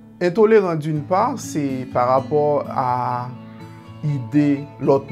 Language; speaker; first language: French; non-native, learner; Haitian Creole